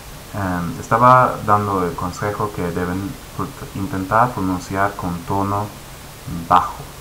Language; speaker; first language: Spanish; non-native, fluent; Swedish